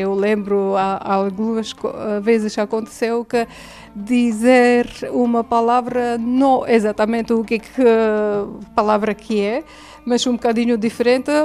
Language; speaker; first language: Portuguese; non-native, fluent; Armenian